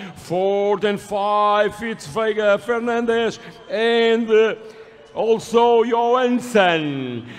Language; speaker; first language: English; non-native, learner; Portuguese